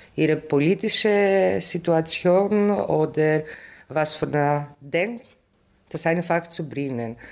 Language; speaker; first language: German; non-native, fluent; Greek